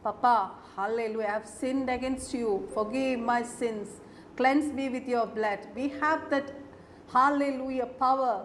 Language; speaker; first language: English; non-native, local second language; Malayalam